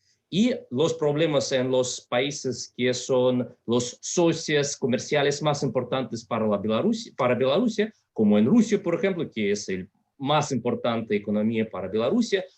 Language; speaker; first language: Spanish; non-native, fluent; Russian